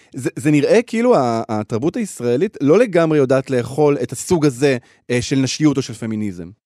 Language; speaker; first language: Hebrew; native; Hebrew